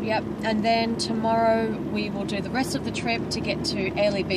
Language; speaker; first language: English; native; English